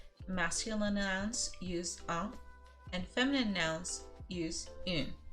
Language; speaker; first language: French; non-native, learner; English